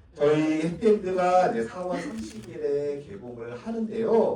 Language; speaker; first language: Korean; native; Korean